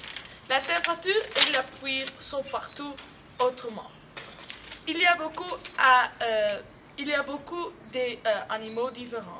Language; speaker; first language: French; non-native, learner; Dutch